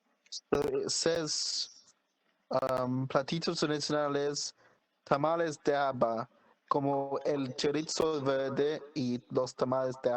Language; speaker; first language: Spanish; non-native, learner; English